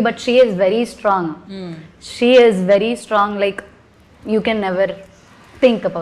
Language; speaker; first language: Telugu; non-native, learner; Malayalam